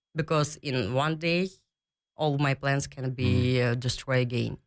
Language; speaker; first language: English; non-native, learner; Ukrainian